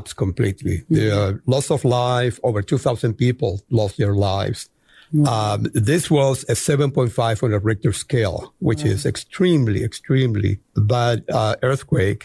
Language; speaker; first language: English; non-native, fluent; Spanish